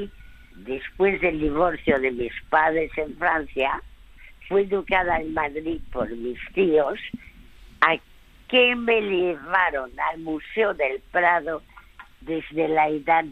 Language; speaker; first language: Spanish; early bilingual, other home language; French